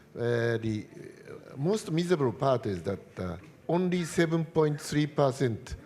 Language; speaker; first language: English; non-native, fluent; Japanese